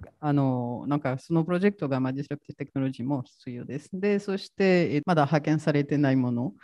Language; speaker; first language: Japanese; non-native, fluent; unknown